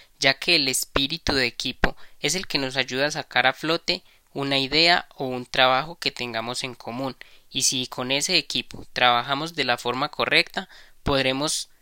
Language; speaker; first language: Spanish; native; Spanish